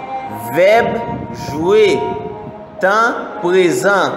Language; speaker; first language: French; non-native, local second language; Haitian Creole